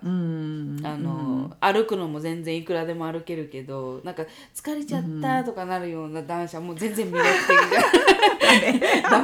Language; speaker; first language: Japanese; early bilingual, heritage; Japanese